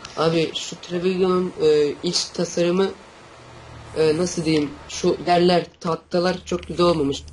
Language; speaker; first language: Turkish; early bilingual, heritage; Turkish